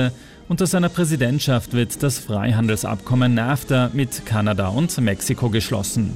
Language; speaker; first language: German; native; German